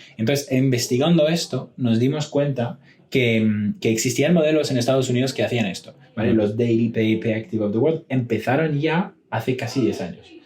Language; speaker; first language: Spanish; non-native, fluent; French